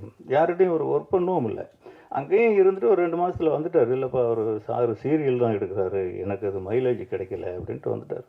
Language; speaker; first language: Tamil; native; Tamil